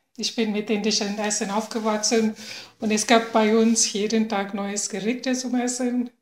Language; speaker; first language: German; non-native, fluent; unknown